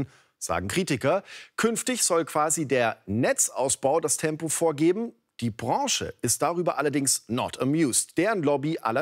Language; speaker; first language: German; native; German